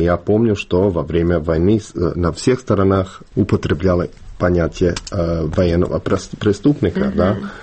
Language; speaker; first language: Russian; non-native, fluent; Bosnian